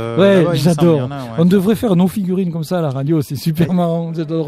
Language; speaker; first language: French; native; French